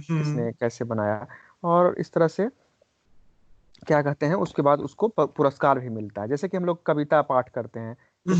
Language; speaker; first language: Hindi; native; Hindi